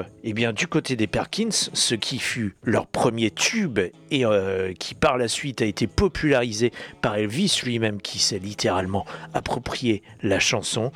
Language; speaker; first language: French; native; French